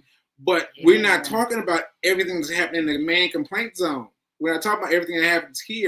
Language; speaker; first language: English; native; English